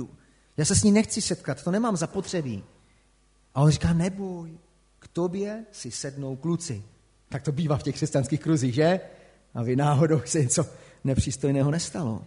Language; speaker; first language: Czech; native; Czech